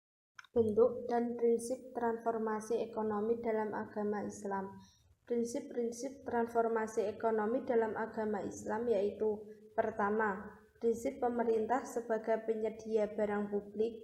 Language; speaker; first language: Indonesian; native; Indonesian